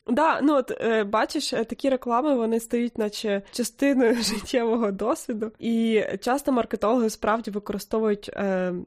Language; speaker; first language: Ukrainian; native; Ukrainian